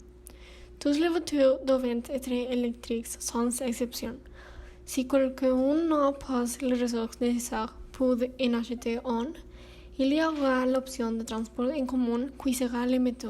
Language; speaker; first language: French; non-native, learner; Spanish